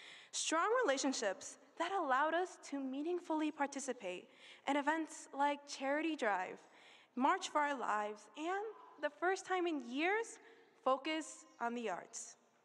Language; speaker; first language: English; early bilingual, other home language; Spanish